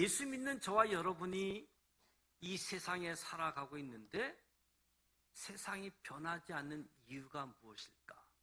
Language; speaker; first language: Korean; native; Korean